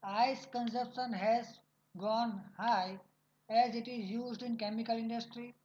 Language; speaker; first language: English; non-native, local second language; Gujarati